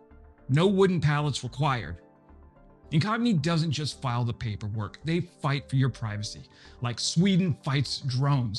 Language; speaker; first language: English; native; English